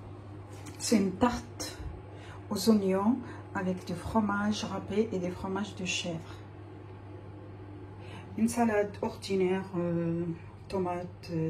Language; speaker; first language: French; non-native, local second language; Arabic